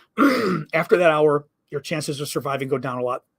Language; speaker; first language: English; native; English